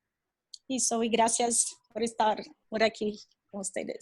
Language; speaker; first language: Spanish; non-native, fluent; Portuguese